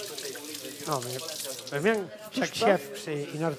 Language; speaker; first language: French; non-native, learner; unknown